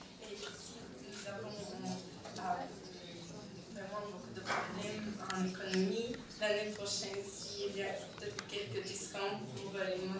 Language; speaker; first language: French; non-native, learner; Russian